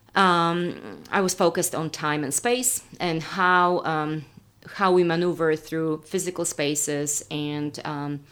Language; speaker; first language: English; non-native, fluent; Polish